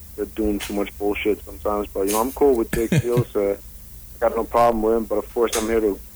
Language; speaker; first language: English; non-native, fluent; Danish